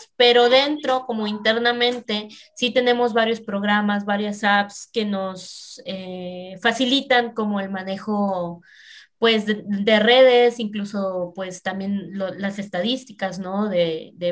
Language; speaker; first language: Spanish; native; Spanish